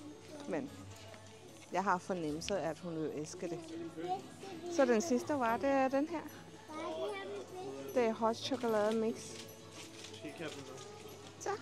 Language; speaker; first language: Danish; non-native, learner; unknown